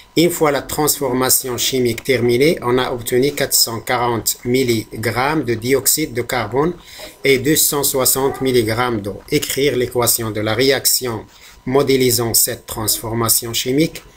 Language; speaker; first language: French; non-native, local second language; Arabic